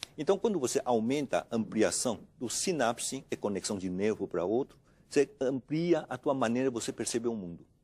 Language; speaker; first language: Portuguese; non-native, fluent; Chinese